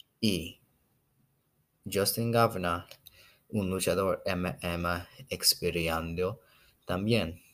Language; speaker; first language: Spanish; non-native, learner; English